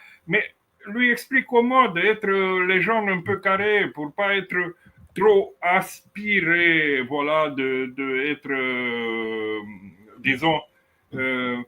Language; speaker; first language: French; non-native, fluent; Romanian